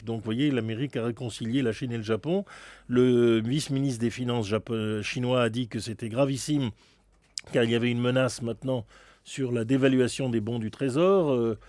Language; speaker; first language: French; native; French